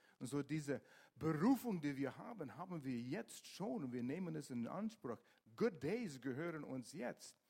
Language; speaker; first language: German; non-native, fluent; English